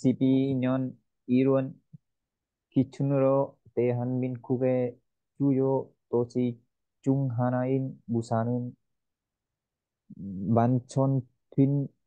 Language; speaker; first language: Korean; non-native, learner; Vietnamese